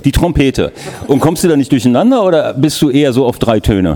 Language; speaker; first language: German; native; German